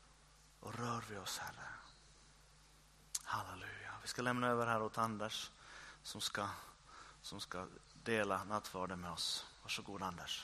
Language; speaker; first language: Swedish; native; Swedish